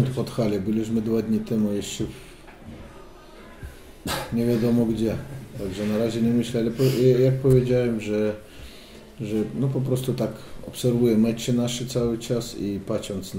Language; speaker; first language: Polish; non-native, fluent; Russian